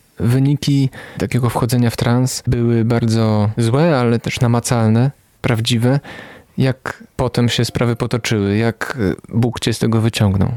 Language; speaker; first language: Polish; native; Polish